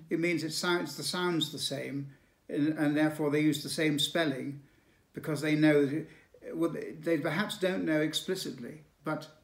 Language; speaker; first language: English; native; English